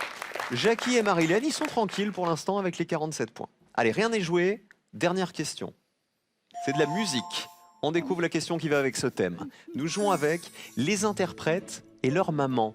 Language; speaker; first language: French; native; French